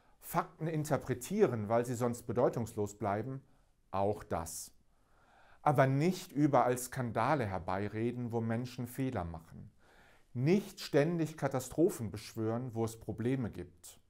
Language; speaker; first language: German; native; German